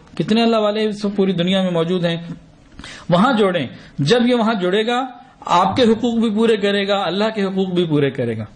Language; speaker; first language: Urdu; non-native, local second language; Punjabi